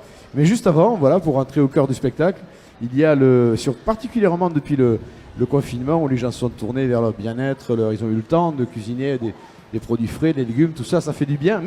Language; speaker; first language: French; native; French